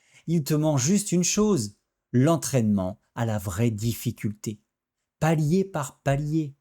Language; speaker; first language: French; native; French